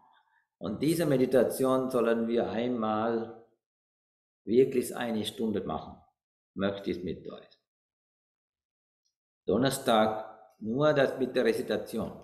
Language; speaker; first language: German; non-native, learner; Sinhala